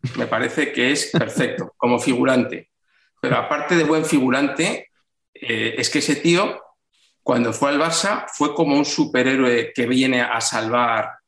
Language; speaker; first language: Spanish; native; Spanish